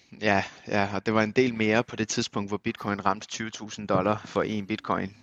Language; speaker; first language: Danish; early bilingual, other home language; Armenian